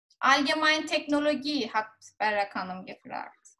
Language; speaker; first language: German; non-native, fluent; Turkish